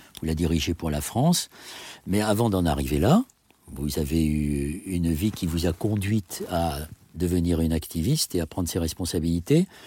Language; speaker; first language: French; native; French